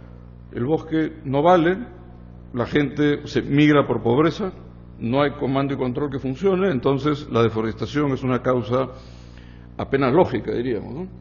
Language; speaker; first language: Spanish; native; Spanish